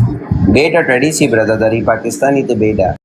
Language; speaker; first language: Indonesian; non-native, learner; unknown